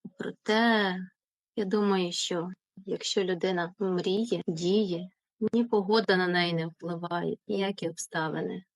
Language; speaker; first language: Ukrainian; native; Ukrainian